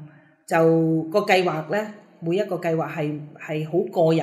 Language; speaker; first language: Cantonese; native; Cantonese